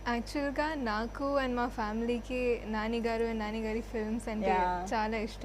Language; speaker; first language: Telugu; non-native, fluent; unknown